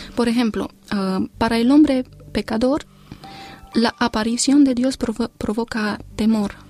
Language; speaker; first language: Spanish; non-native, fluent; Romanian